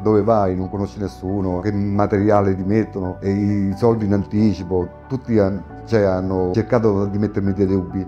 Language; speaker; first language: Italian; native; Italian